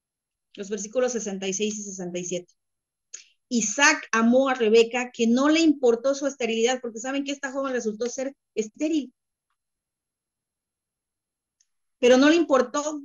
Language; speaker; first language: Spanish; native; Spanish